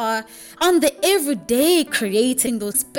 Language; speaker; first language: English; non-native, local second language; Xhosa